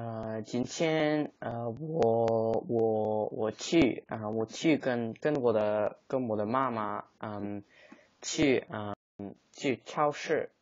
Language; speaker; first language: Chinese; non-native, learner; English